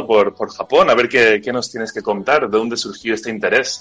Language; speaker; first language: Spanish; native; Spanish